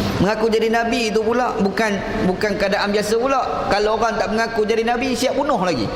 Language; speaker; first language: Malay; native; Malay